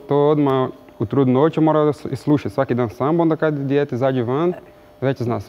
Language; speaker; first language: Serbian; non-native, learner; Portuguese